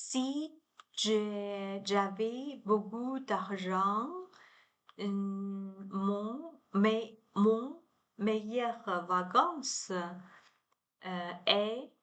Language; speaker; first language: French; non-native, learner; Chinese